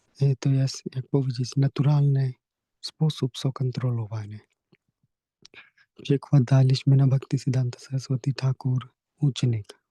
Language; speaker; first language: Polish; non-native, learner; Hindi